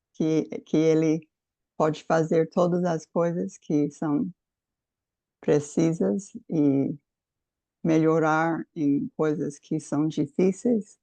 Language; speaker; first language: Portuguese; non-native, fluent; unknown